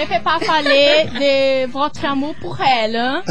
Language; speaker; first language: French; non-native, learner; Portuguese